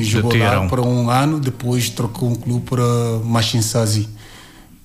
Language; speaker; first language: Portuguese; non-native, learner; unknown